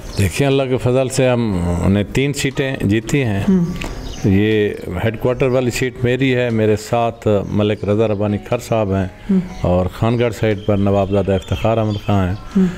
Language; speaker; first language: Urdu; non-native, local second language; Saraiki